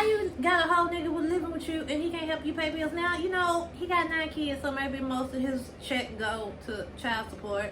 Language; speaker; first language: English; native; English